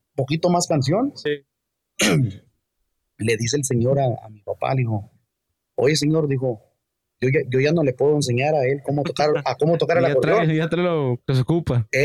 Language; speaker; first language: Spanish; early bilingual, heritage; Spanish